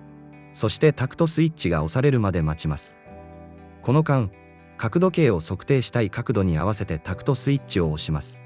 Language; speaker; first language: Japanese; native; Japanese